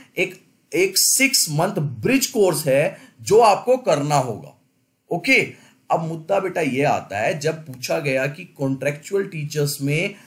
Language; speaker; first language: Hindi; native; Hindi